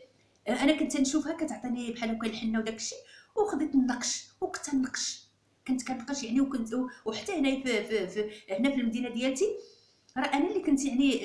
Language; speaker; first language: Arabic; native; Arabic